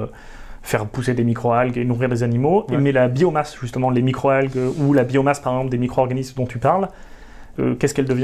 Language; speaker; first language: French; native; French